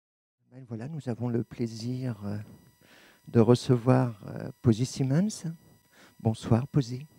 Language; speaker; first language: French; native; French